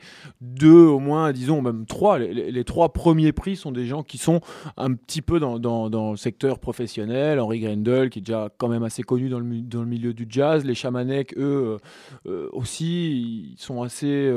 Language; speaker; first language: French; native; French